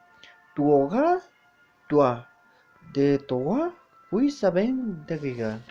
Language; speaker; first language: French; non-native, learner; Spanish